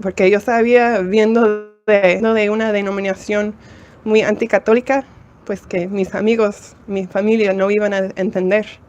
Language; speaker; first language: Spanish; non-native, fluent; English